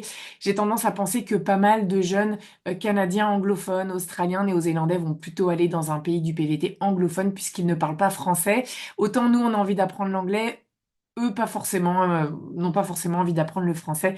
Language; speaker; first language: French; native; French